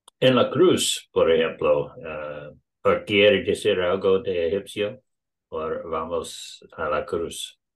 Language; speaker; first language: Spanish; non-native, learner; English